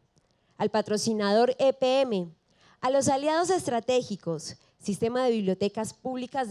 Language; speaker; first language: Spanish; native; Spanish